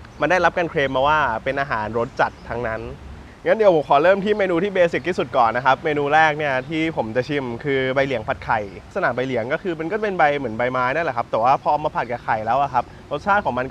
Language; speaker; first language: Thai; native; Thai